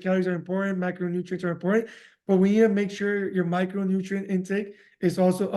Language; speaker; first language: English; early bilingual, other home language; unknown